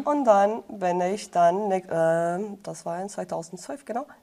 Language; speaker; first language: German; non-native, fluent; Portuguese